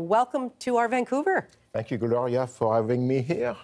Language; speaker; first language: English; native; English